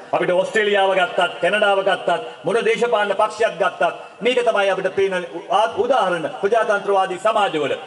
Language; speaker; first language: Sinhala; non-native, local second language; Tamil